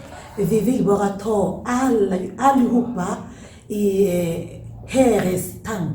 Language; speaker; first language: Swedish; non-native, learner; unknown